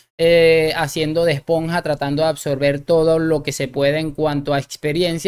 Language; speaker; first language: Spanish; native; Spanish